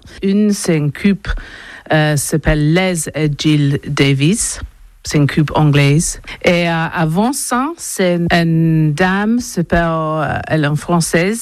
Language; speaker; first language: French; non-native, learner; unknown